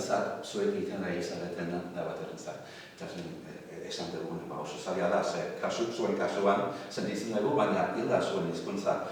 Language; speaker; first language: Basque; non-native, fluent; English